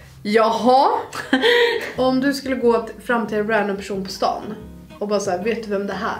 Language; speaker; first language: Swedish; native; Swedish